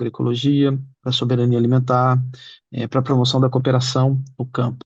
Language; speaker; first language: Portuguese; native; Portuguese